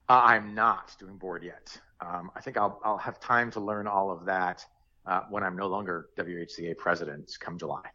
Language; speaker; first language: English; early bilingual, other home language; French